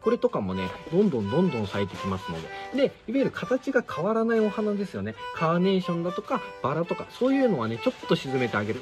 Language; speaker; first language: Japanese; native; Japanese